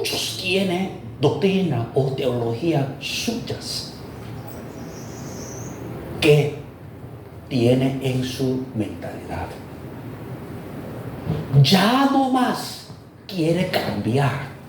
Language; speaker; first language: Spanish; non-native, fluent; Korean